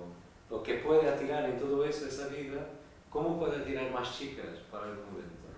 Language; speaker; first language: Spanish; non-native, fluent; Portuguese